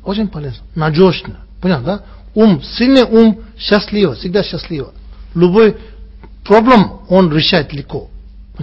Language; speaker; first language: Russian; non-native, learner; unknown